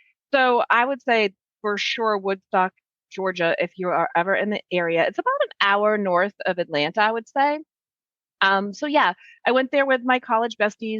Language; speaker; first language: English; native; English